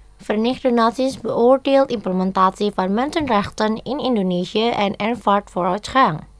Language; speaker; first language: Dutch; non-native, fluent; Indonesian